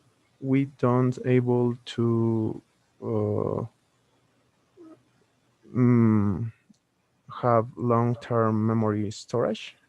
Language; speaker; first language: English; non-native, learner; Spanish